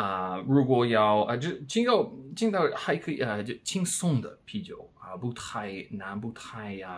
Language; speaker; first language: Chinese; non-native, learner; English